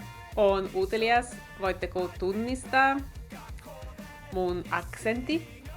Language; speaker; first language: Finnish; non-native, fluent; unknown